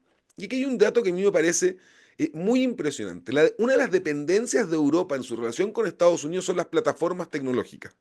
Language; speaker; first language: Spanish; native; Spanish